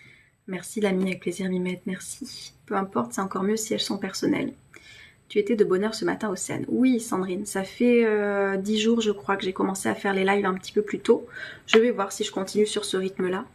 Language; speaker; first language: French; native; French